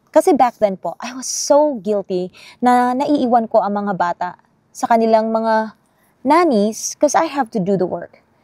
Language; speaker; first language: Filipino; non-native, local second language; Cebuano